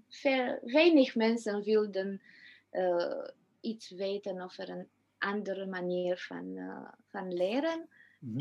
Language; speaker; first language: Dutch; non-native, fluent; Romanian